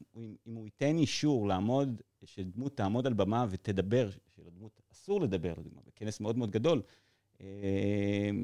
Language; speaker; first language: Hebrew; native; Hebrew